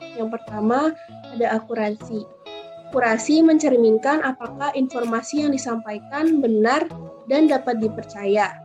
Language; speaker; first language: Indonesian; native; Indonesian